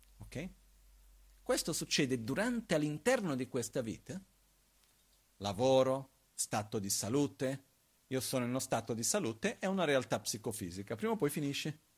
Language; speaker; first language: Italian; non-native, fluent; Portuguese